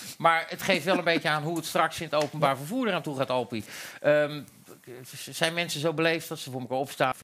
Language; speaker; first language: Dutch; native; Dutch